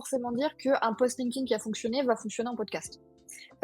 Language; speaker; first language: French; native; French